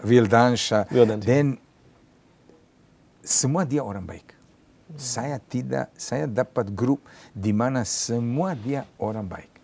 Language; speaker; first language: Indonesian; non-native, learner; Serbian